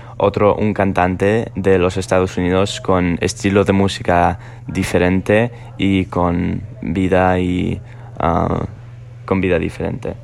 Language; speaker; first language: Spanish; non-native, learner; English